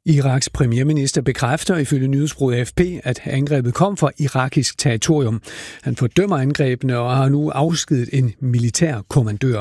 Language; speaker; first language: Danish; native; Danish